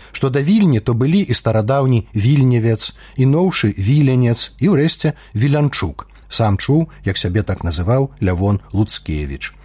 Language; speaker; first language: Belarusian; native; Belarusian